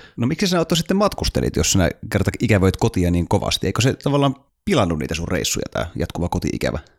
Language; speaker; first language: Finnish; native; Finnish